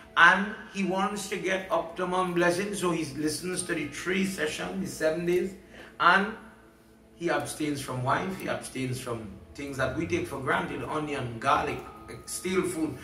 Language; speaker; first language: English; native; English